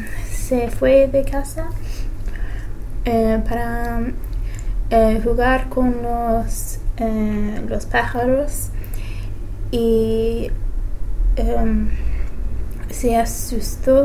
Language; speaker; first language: Spanish; non-native, learner; English